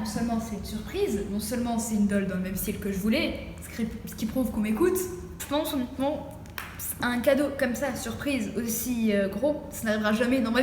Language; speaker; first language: French; native; French